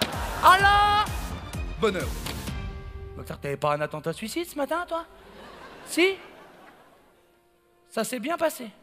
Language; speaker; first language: French; native; French